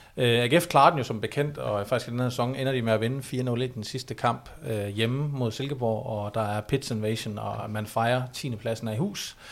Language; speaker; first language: Danish; native; Danish